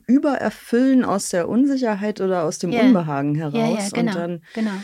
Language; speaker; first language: German; native; German